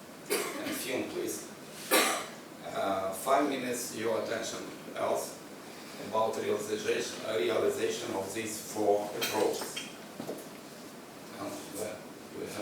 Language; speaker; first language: English; non-native, learner; Ukrainian